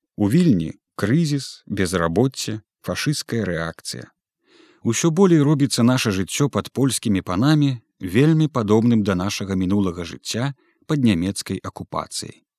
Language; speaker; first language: Belarusian; native; Belarusian